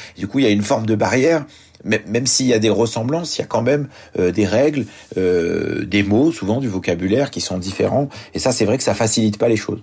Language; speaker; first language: French; early bilingual, other home language; Arabic